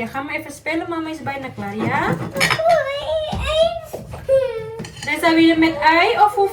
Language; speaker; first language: Dutch; non-native, learner; Indonesian